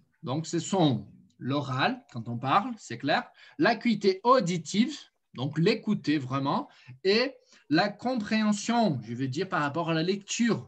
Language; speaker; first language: French; non-native, fluent; Portuguese